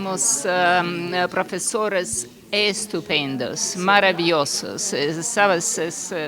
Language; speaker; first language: Spanish; non-native, learner; Russian